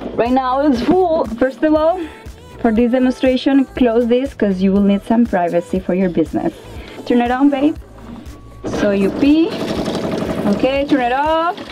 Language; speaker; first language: English; non-native, fluent; Spanish